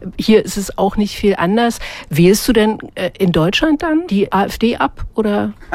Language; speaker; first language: German; native; German